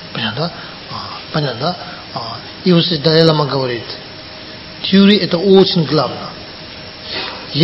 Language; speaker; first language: Russian; non-native, learner; Tibetan